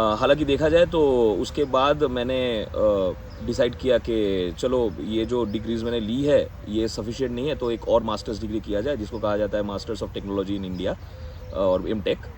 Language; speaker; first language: Hindi; non-native, local second language; Bangla